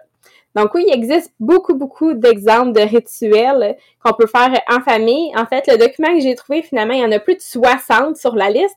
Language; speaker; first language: French; native; French